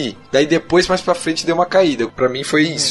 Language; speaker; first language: Portuguese; native; Portuguese